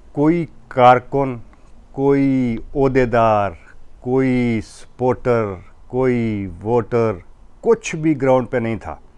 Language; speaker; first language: Urdu; non-native, local second language; Punjabi